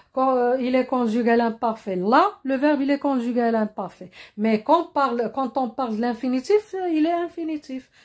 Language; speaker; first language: French; non-native, local second language; Arabic